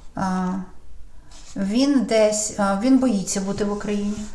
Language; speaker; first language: Ukrainian; non-native, local second language; Russian